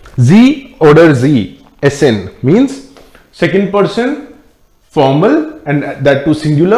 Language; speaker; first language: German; non-native, fluent; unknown